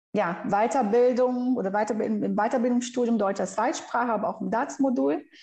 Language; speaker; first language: German; non-native, fluent; Portuguese